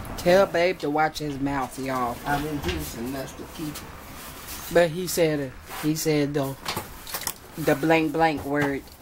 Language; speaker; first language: English; native; English